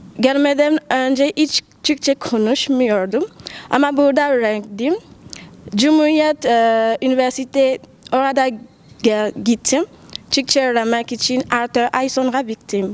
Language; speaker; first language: Turkish; non-native, learner; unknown